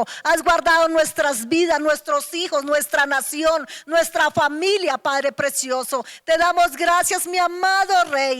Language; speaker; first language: Spanish; native; Spanish